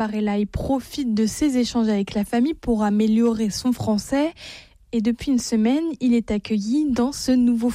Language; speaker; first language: French; native; French